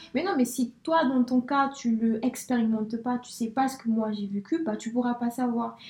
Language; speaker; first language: French; early bilingual, other home language; Spanish